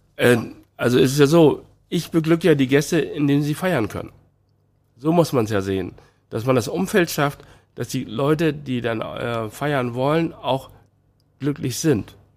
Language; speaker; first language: German; early bilingual, other home language; Chinese